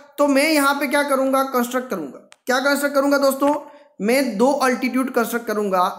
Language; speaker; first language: Hindi; non-native, local second language; Gujarati